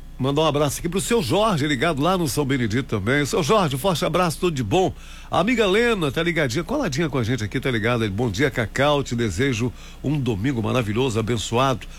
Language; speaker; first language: Portuguese; native; Portuguese